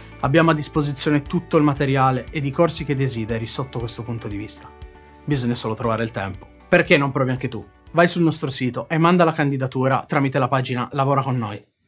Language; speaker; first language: Italian; native; Italian